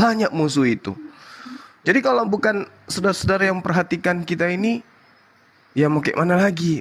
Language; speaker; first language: Indonesian; native; Indonesian